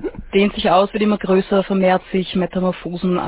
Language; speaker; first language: German; native; German